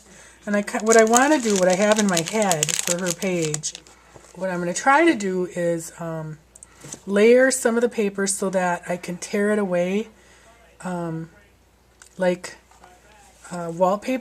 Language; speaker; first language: English; native; English